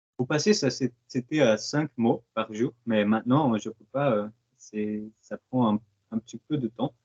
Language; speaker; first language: French; non-native, fluent; Portuguese